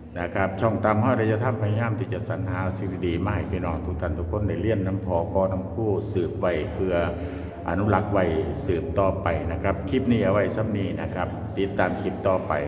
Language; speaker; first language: Thai; non-native, local second language; Northeastern Thai